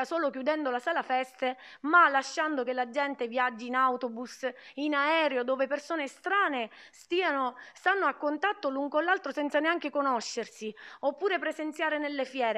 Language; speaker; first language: Italian; native; Italian